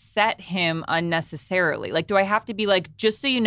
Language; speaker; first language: English; native; English